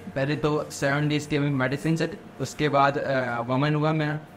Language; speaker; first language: Hindi; native; Hindi